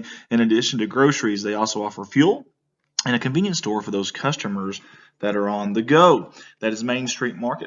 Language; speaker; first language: English; native; English